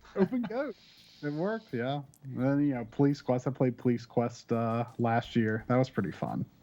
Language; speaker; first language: English; native; English